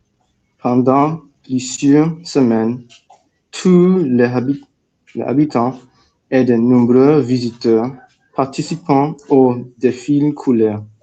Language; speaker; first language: French; non-native, learner; English